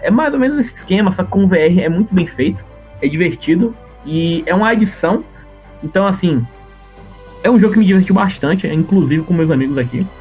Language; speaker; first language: Portuguese; native; Portuguese